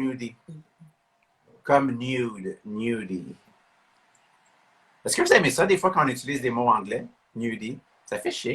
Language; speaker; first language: French; native; French